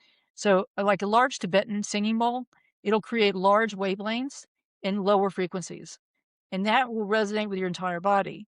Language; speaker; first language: English; native; English